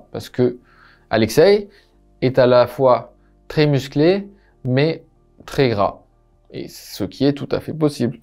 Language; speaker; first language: French; native; French